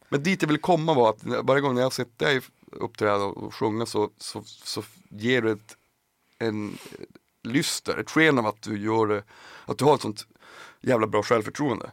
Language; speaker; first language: Swedish; native; Swedish